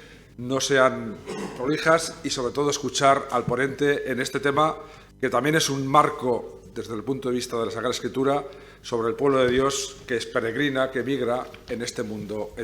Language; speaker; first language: Spanish; native; Spanish